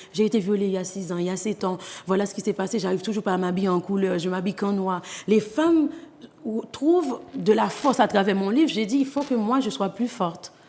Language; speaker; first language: French; non-native, local second language; Haitian Creole